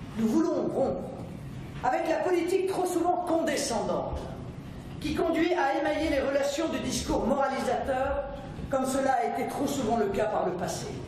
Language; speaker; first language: French; native; French